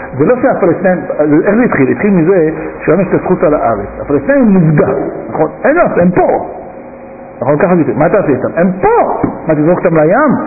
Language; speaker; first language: Hebrew; native; Hebrew